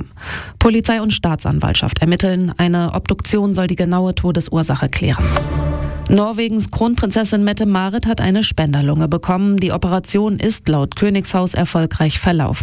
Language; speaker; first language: German; native; German